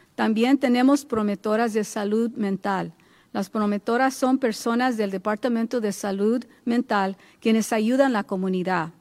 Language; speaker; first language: Spanish; early bilingual, heritage; Spanish